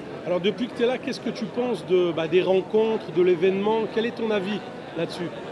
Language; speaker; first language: French; native; French